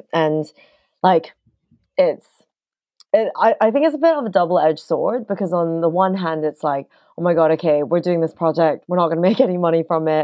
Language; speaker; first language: English; non-native, local second language; Cantonese